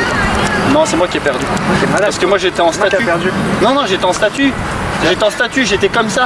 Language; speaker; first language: French; native; French